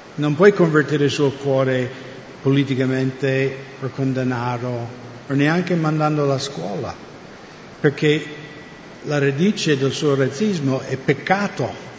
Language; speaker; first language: Italian; non-native, fluent; English